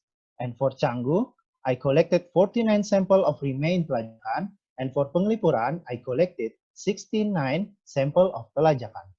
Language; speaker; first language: English; non-native, fluent; Indonesian